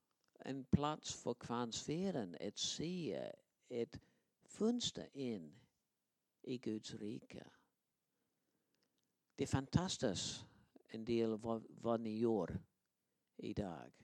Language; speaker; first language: Swedish; non-native, fluent; English